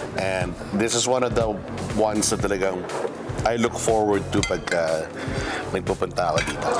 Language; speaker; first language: Filipino; non-native, local second language; Pampanga